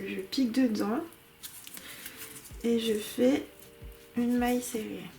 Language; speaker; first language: French; native; French